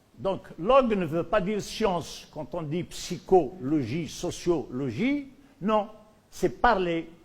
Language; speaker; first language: French; non-native, local second language; Berber languages